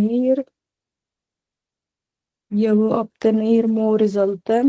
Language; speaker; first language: French; non-native, learner; Punjabi